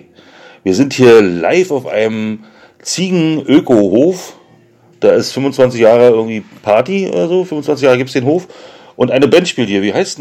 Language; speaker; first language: German; native; German